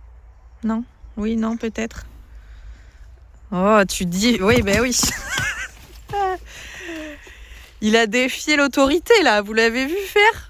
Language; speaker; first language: French; native; French